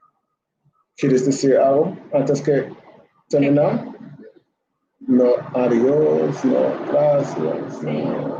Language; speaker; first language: Spanish; non-native, learner; English